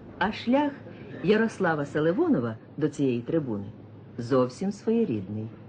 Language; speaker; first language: Ukrainian; native; Ukrainian